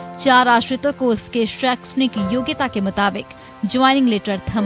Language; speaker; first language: Hindi; native; Hindi